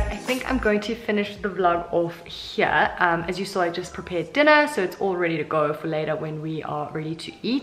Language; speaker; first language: English; native; English